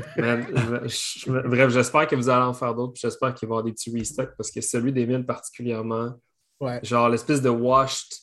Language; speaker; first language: French; native; French